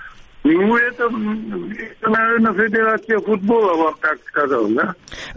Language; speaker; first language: Russian; non-native, fluent; Georgian